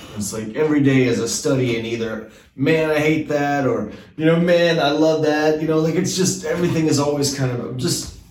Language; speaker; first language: English; native; English